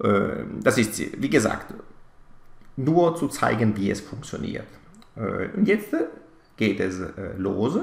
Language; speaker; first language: German; non-native, fluent; Italian